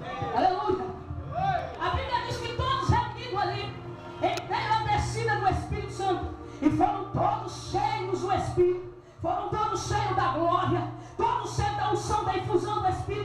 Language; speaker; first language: Portuguese; native; Portuguese